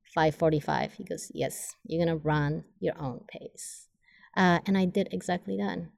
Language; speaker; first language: English; non-native, fluent; Polish